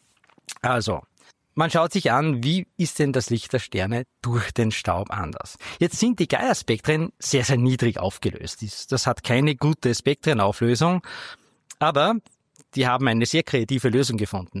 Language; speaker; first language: German; native; German